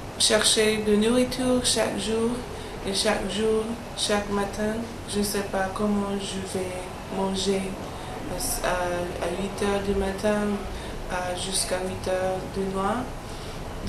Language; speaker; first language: French; non-native, learner; English